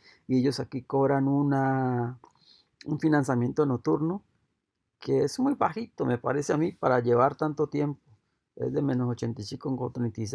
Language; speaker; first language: Spanish; native; Spanish